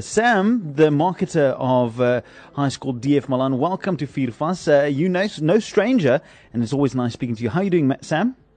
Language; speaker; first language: English; non-native, local second language; Afrikaans